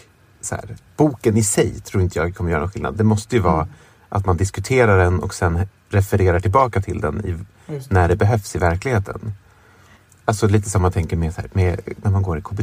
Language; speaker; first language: Swedish; native; Swedish